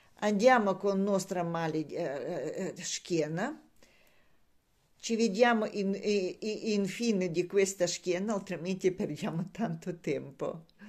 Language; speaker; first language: Italian; non-native, learner; Russian